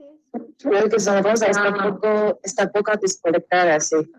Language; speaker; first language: Spanish; non-native, learner; Chinese